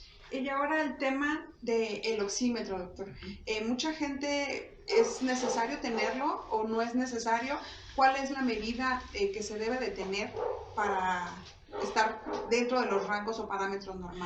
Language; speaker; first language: Spanish; native; Spanish